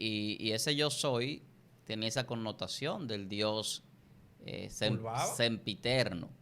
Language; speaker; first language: Spanish; native; Spanish